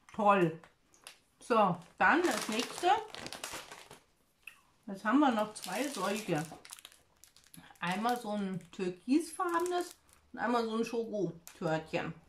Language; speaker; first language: German; native; German